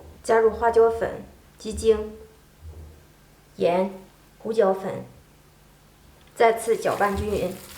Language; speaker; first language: Chinese; native; Chinese